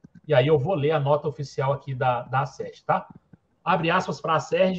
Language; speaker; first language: Portuguese; native; Portuguese